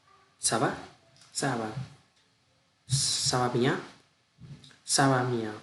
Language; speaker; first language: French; non-native, learner; Vietnamese